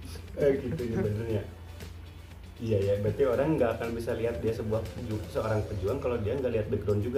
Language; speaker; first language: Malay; non-native, local second language; Sundanese